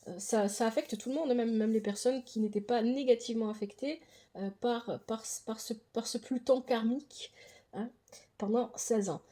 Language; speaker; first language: French; native; French